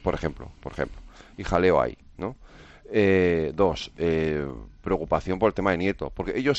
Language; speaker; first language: Spanish; native; Spanish